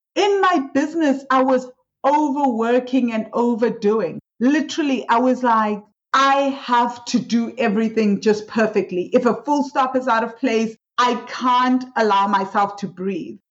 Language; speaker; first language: English; non-native, local second language; Swati